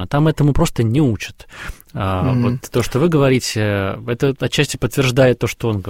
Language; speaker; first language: Russian; native; Russian